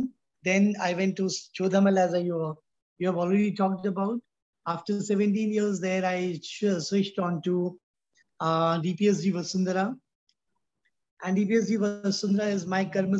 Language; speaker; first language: English; non-native, local second language; Hindi